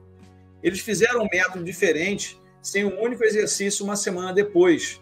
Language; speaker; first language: Portuguese; native; Portuguese